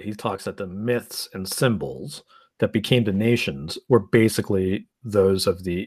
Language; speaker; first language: English; early bilingual, other home language; Spanish